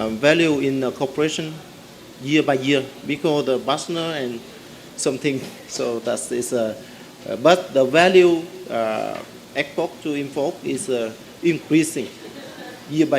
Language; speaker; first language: English; non-native, learner; Vietnamese